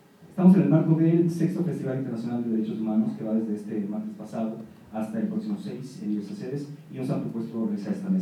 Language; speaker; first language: Spanish; native; Spanish